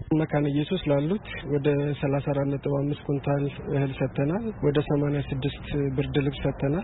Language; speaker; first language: Amharic; native; Amharic